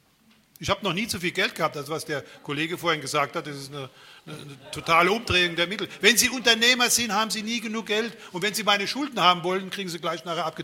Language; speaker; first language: German; native; German